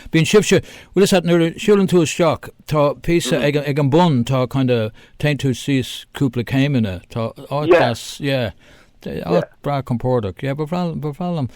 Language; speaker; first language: Irish; non-native, local second language; English